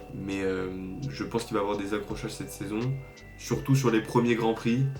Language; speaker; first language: French; native; French